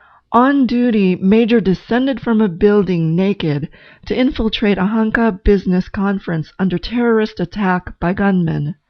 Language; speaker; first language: English; native; English